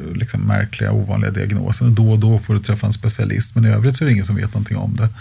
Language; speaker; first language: Swedish; native; Swedish